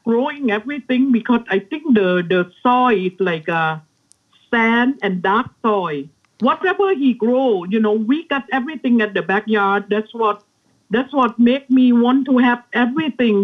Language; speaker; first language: English; non-native, learner; Thai